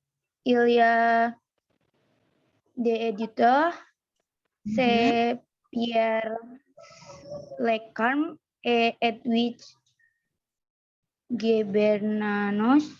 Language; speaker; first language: French; non-native, learner; Indonesian